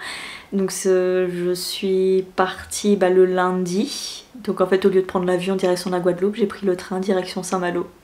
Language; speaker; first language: French; native; French